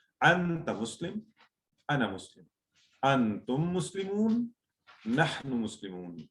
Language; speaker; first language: Arabic; non-native, fluent; Urdu